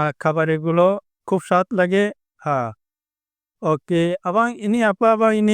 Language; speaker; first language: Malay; non-native, learner; Bangla